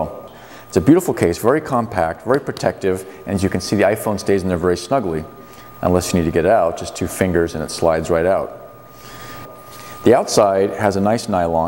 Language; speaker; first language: English; native; English